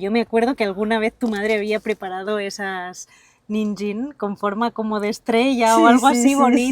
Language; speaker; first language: Spanish; native; Spanish